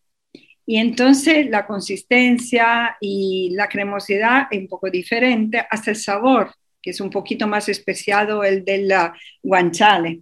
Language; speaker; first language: Spanish; non-native, fluent; Italian